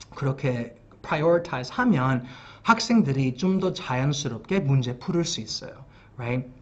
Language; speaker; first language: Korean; early bilingual, heritage; English